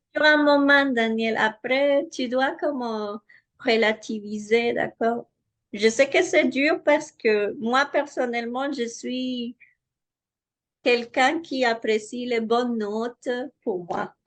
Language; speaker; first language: French; non-native, fluent; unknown